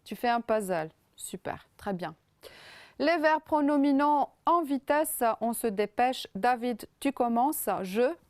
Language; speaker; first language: French; non-native, fluent; Romanian